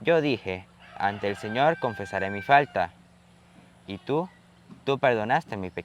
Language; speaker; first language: Spanish; native; Spanish